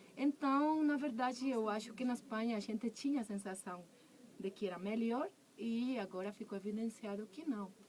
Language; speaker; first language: Portuguese; non-native, fluent; Spanish